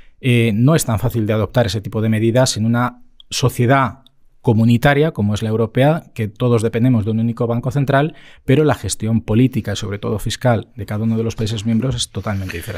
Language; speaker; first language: Spanish; native; Spanish